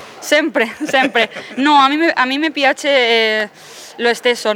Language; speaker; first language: Italian; non-native, learner; Spanish